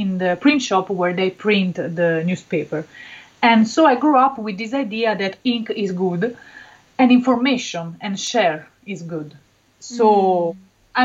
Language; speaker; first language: English; non-native, learner; Italian